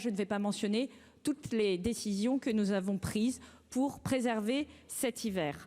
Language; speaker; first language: French; native; French